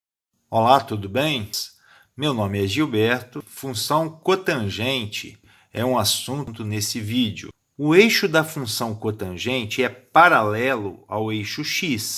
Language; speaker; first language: Portuguese; native; Portuguese